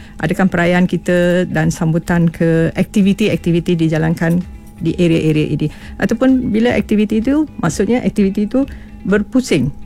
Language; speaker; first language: Malay; non-native, local second language; Malayalam